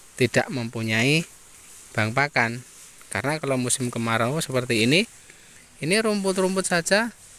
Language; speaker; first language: Indonesian; non-native, local second language; Javanese